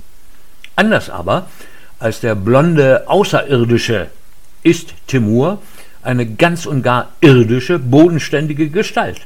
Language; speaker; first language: German; native; German